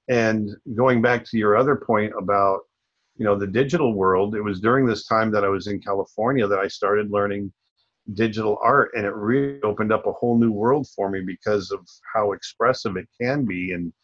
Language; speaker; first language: English; native; English